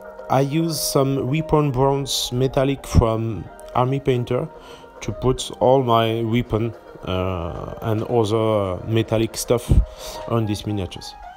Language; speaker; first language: English; non-native, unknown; French